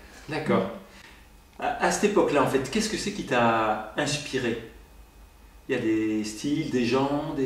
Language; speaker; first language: French; native; French